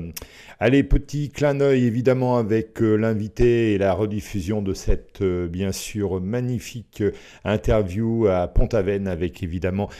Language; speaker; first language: French; native; French